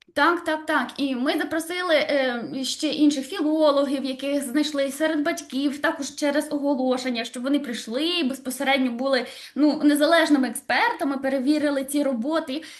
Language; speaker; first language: Ukrainian; native; Ukrainian